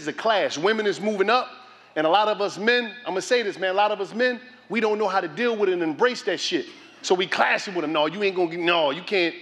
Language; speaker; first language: English; native; English